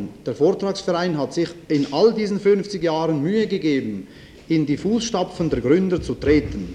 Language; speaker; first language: German; native; German